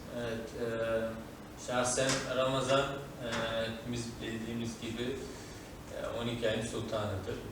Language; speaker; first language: Turkish; non-native, fluent; Uzbek